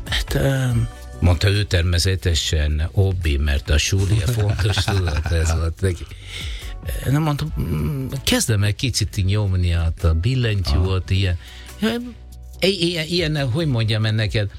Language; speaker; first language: Hungarian; non-native, learner; Italian